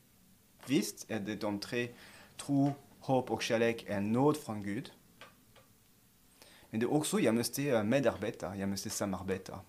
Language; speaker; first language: Swedish; non-native, fluent; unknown